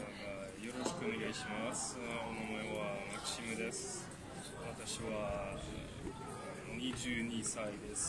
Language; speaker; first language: Japanese; non-native, learner; French